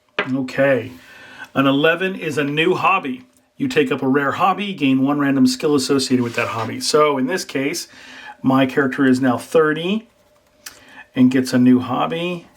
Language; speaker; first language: English; native; English